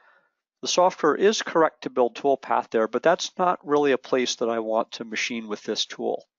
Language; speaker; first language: English; native; English